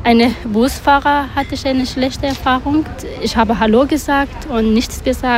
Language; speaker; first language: Dutch; non-native, learner; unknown